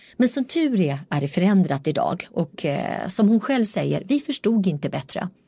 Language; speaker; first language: Swedish; early bilingual, other home language; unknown